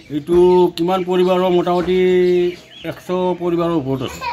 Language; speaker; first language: Assamese; non-native, local second language; Bangla